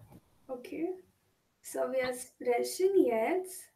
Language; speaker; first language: German; non-native, learner; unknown